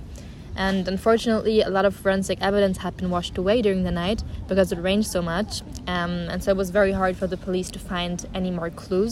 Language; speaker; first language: English; non-native, fluent; German